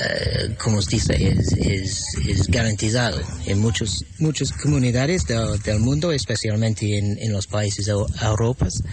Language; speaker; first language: Spanish; non-native, fluent; English